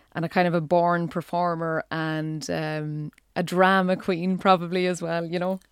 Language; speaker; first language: English; native; English